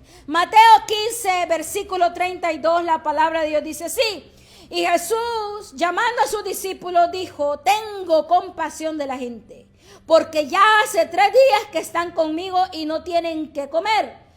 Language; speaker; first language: Spanish; native; Spanish